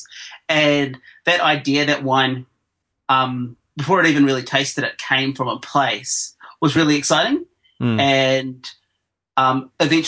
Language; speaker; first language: English; native; English